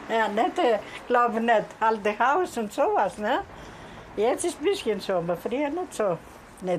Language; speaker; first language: German; non-native, learner; Greek